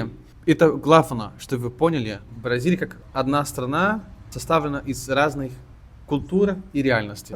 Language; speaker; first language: Russian; non-native, fluent; Portuguese